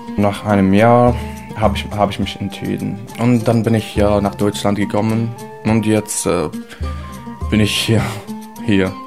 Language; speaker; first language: German; non-native, learner; Arabic